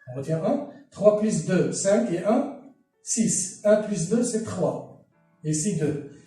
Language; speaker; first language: French; non-native, local second language; Arabic